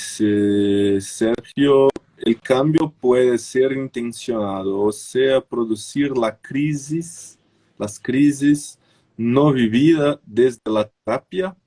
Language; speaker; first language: Spanish; non-native, fluent; Portuguese